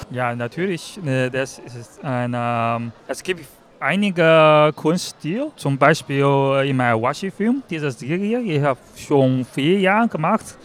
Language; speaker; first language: German; non-native, learner; Chinese